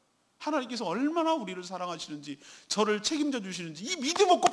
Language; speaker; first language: Korean; native; Korean